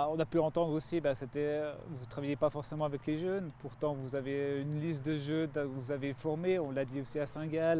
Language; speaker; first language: French; native; French